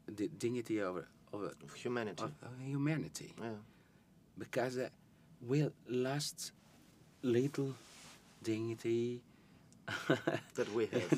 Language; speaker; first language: English; non-native, learner; Italian